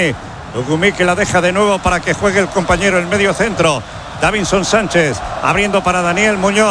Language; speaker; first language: Spanish; native; Spanish